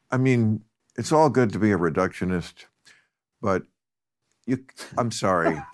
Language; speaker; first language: English; native; English